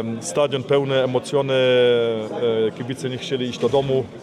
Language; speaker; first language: Polish; early bilingual, heritage; Polish